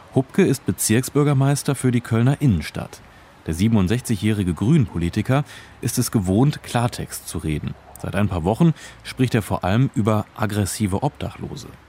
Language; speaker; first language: German; native; German